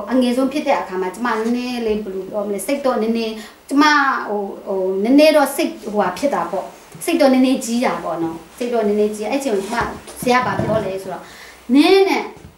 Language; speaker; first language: Burmese; non-native, local second language; Kachin